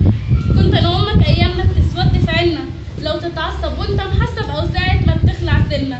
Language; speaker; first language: Arabic; native; Arabic